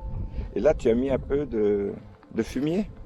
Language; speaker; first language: French; native; French